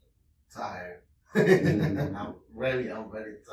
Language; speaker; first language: English; non-native, learner; Spanish